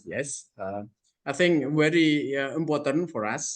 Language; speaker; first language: English; non-native, fluent; Indonesian